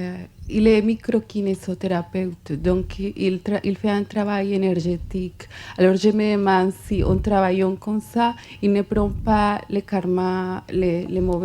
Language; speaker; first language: French; non-native, fluent; Spanish